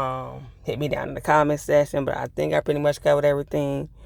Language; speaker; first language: English; native; English